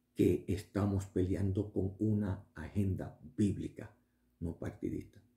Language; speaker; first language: Spanish; early bilingual, heritage; Spanish